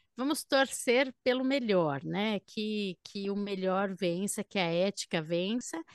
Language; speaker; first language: Portuguese; native; Portuguese